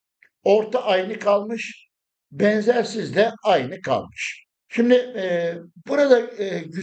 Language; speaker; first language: Turkish; native; Turkish